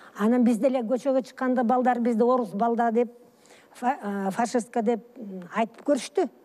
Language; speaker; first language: Kyrgyz; early bilingual, other home language; Russian